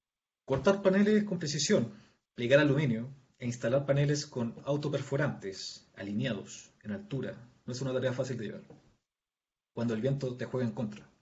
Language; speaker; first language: Spanish; native; Spanish